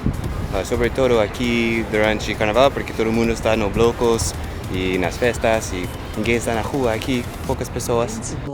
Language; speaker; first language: Portuguese; non-native, fluent; English